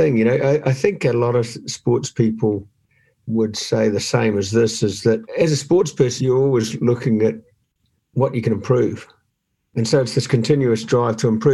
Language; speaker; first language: English; native; English